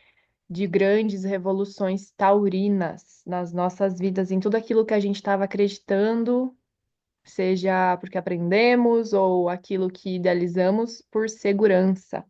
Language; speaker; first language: Portuguese; native; Portuguese